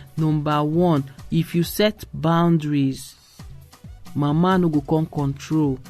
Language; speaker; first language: Nigerian Pidgin; non-native, local second language; Igbo